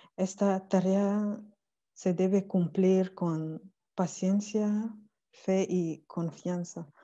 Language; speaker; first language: Spanish; non-native, fluent; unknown